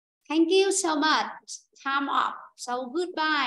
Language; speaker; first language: English; non-native, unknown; Vietnamese